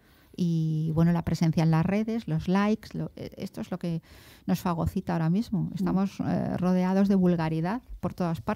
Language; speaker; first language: Spanish; native; Spanish